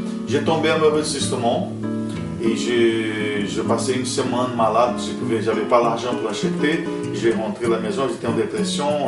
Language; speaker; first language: French; non-native, fluent; Portuguese